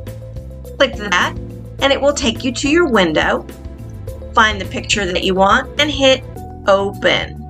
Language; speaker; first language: English; native; English